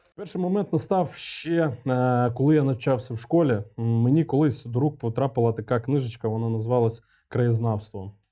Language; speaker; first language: Ukrainian; non-native, local second language; Russian